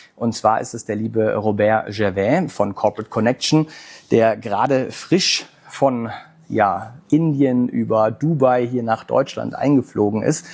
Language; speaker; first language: German; native; German